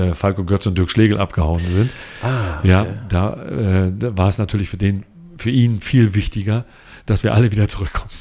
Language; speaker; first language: German; native; German